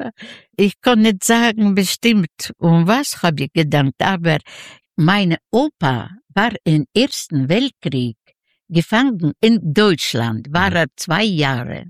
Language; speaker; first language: German; early bilingual, other home language; Yiddish